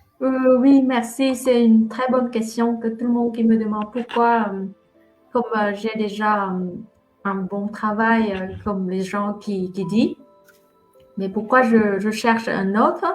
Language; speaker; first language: French; non-native, fluent; Vietnamese